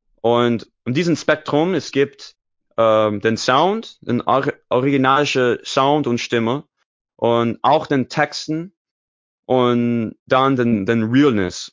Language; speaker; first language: German; non-native, learner; English